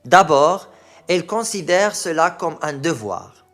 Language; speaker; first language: French; non-native, local second language; Arabic